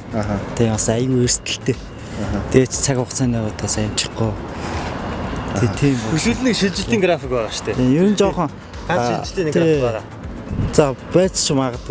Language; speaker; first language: Mongolian; native; Mongolian